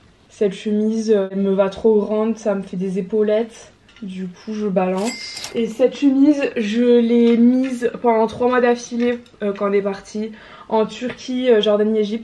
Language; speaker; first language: French; native; French